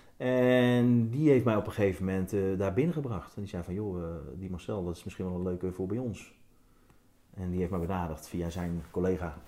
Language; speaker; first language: Dutch; native; Dutch